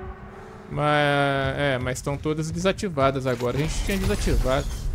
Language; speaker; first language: Portuguese; native; Portuguese